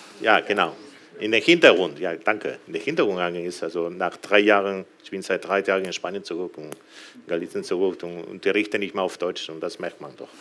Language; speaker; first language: German; non-native, fluent; Spanish